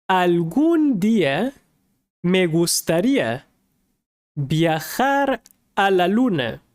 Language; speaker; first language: Spanish; non-native, fluent; English